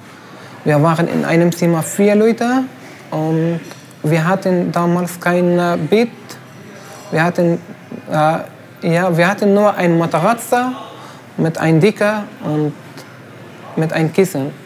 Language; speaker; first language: German; non-native, learner; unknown